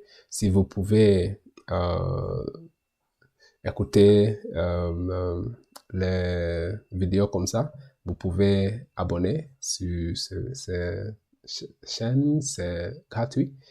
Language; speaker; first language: French; non-native, learner; English